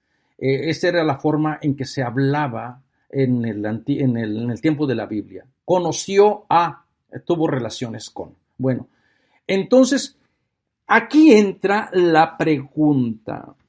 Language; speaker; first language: Spanish; native; Spanish